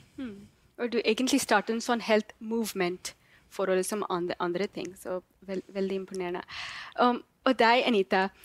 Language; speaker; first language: Norwegian; non-native, learner; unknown